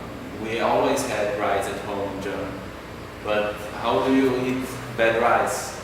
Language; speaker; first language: English; non-native, fluent; German